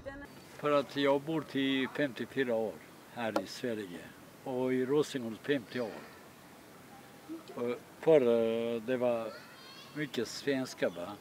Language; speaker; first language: Swedish; non-native, fluent; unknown